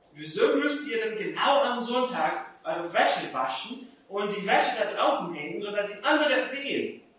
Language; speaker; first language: German; non-native, fluent; Portuguese